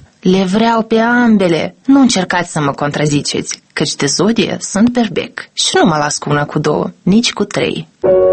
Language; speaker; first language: Romanian; native; Romanian